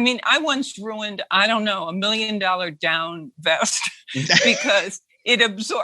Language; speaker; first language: English; native; English